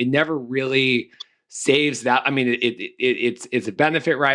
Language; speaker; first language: English; native; English